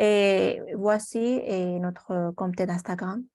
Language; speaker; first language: French; non-native, learner; Spanish